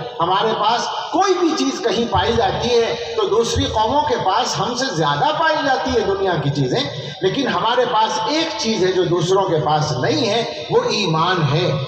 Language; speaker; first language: Urdu; native; Urdu